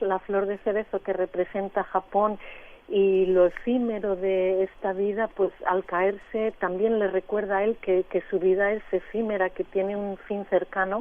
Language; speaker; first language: Spanish; native; Spanish